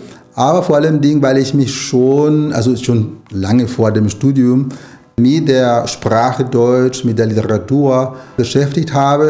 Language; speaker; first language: German; non-native, fluent; Spanish